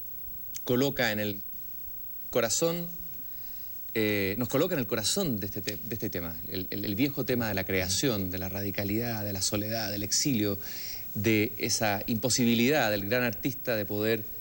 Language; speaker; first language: Spanish; native; Spanish